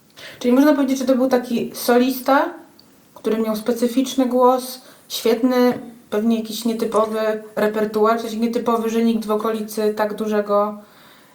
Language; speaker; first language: Polish; native; Polish